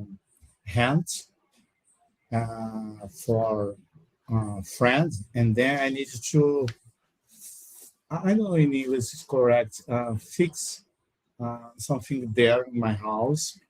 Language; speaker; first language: English; non-native, learner; Portuguese